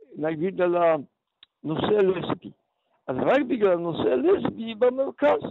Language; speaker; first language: Hebrew; early bilingual, other home language; Polish